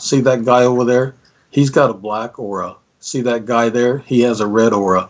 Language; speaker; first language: English; native; English